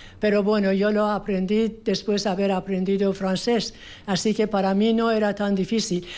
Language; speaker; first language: Spanish; non-native, fluent; Persian